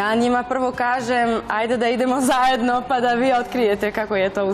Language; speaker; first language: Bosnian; non-native, fluent; Spanish